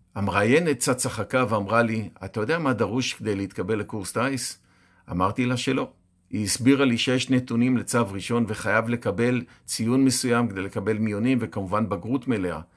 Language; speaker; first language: Hebrew; native; Hebrew